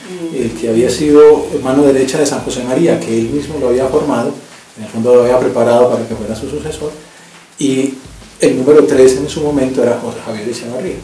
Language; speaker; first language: Spanish; native; Spanish